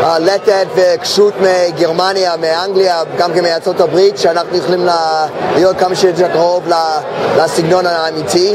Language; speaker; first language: Hebrew; non-native, fluent; English